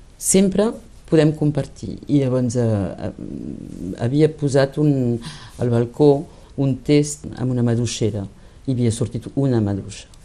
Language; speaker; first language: Catalan; early bilingual, heritage; Catalan